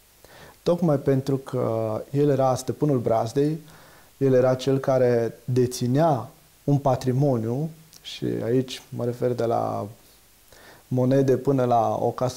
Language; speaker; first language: Romanian; native; Romanian